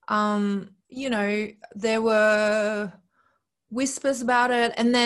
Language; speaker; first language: English; early bilingual, other home language; Korean